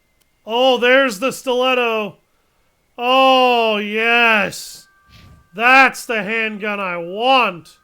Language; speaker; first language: English; native; English